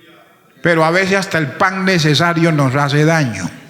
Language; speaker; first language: Spanish; native; Spanish